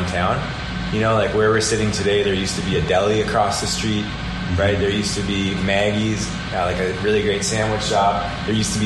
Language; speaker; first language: English; native; English